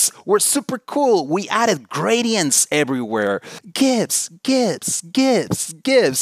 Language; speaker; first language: English; non-native, fluent; Spanish